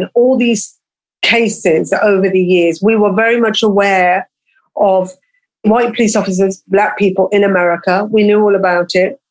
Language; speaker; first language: English; native; English